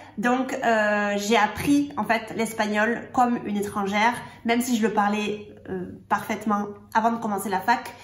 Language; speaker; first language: French; native; French